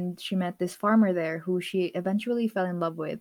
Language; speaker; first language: English; non-native, local second language; Filipino